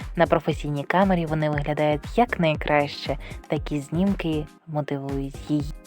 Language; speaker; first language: Ukrainian; native; Ukrainian